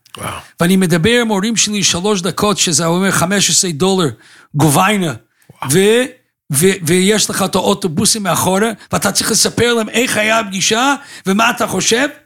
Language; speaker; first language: Hebrew; non-native, fluent; English